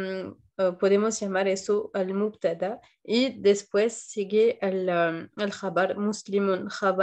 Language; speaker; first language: Spanish; non-native, fluent; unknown